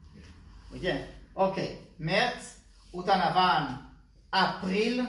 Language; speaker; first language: Hungarian; non-native, learner; Hebrew